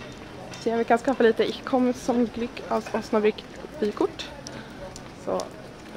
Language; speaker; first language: Swedish; native; Swedish